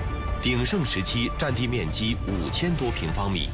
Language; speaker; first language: Chinese; native; Chinese